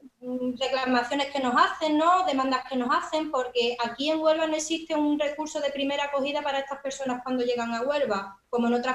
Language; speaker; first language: Spanish; native; Spanish